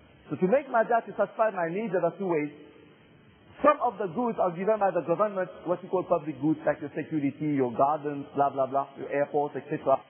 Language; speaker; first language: English; non-native, fluent; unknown